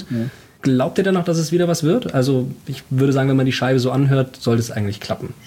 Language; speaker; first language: German; native; German